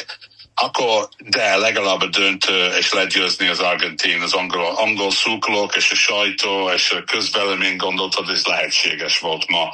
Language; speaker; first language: Hungarian; non-native, learner; English